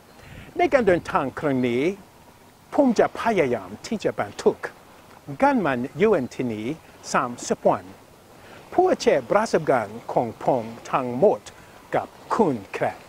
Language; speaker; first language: Thai; non-native, learner; English